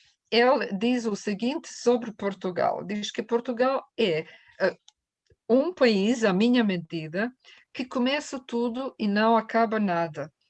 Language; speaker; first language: Portuguese; non-native, fluent; Croatian